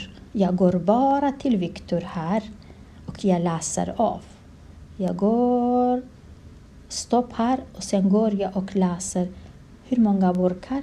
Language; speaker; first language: Swedish; non-native, learner; Kurdish